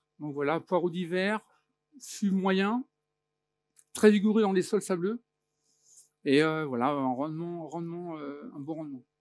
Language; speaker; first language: French; native; French